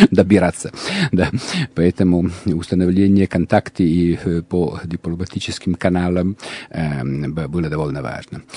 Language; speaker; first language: Russian; non-native, fluent; Italian